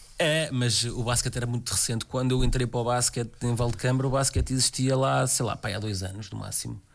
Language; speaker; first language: Portuguese; native; Portuguese